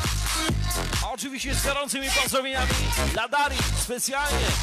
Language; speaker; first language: Polish; native; Polish